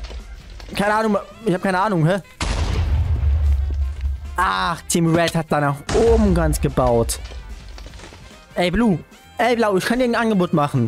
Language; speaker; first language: German; native; German